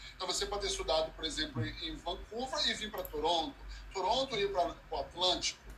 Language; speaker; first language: Portuguese; early bilingual, heritage; Portuguese